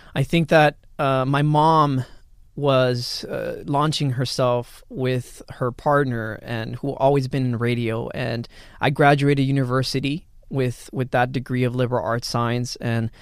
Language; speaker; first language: English; early bilingual, other home language; Spanish